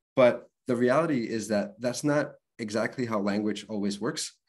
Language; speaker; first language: English; early bilingual, other home language; Spanish